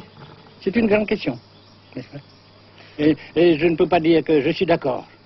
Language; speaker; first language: French; non-native, fluent; Vietnamese